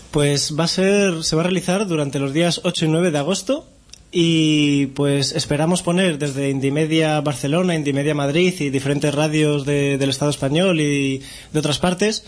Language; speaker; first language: Spanish; native; Spanish